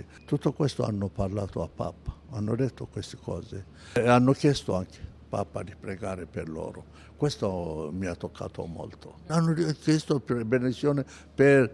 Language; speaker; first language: Italian; non-native, fluent; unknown